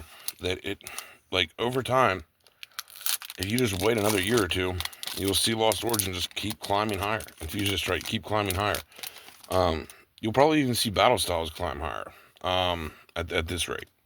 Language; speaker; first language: English; native; English